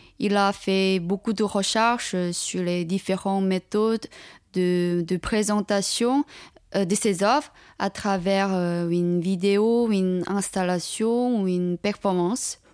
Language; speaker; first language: French; non-native, fluent; Chinese